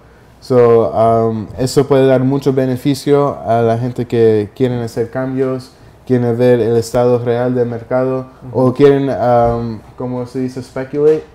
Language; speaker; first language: Spanish; early bilingual, heritage; Spanish